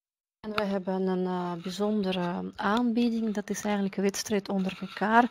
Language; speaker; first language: Dutch; non-native, fluent; Russian